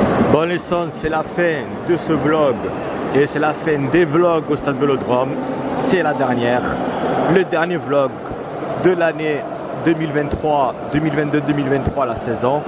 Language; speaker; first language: French; native; French